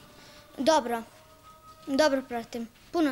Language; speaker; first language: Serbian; non-native, local second language; Romany